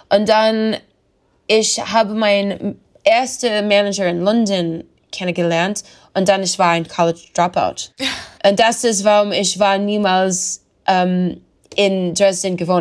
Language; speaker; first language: German; non-native, learner; English